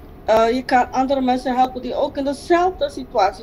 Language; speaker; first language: Dutch; non-native, local second language; Papiamento